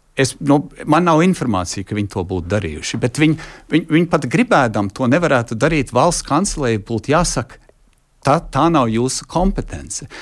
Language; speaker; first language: Latvian; early bilingual, heritage; Latvian